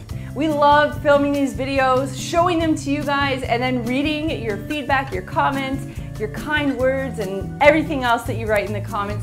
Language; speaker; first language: English; native; English